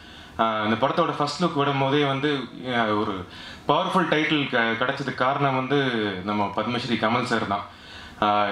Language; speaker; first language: Tamil; native; Tamil